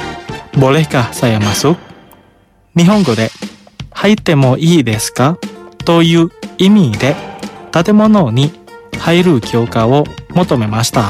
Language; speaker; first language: Japanese; non-native, fluent; Indonesian